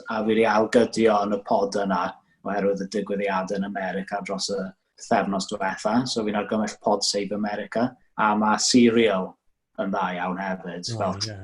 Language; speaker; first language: Welsh; native; Welsh